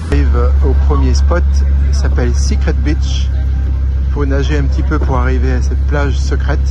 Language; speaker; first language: French; native; French